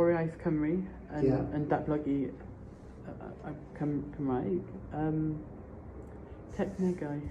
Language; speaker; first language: Welsh; non-native, local second language; English